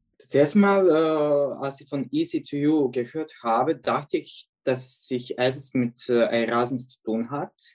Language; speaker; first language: German; non-native, fluent; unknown